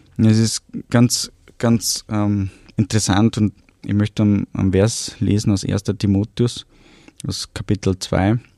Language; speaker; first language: German; early bilingual, other home language; Romanian